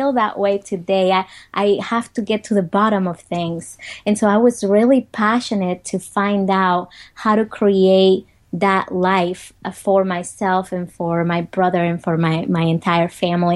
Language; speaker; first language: English; non-native, fluent; Spanish